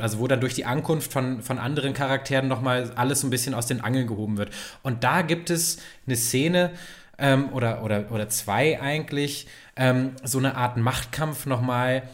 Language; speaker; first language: German; native; German